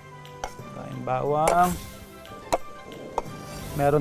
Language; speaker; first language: Filipino; native; Filipino